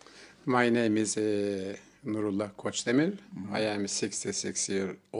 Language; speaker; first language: English; non-native, learner; Turkish